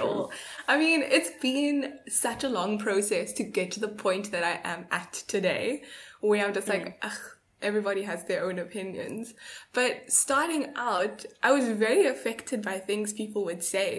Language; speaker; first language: English; native; English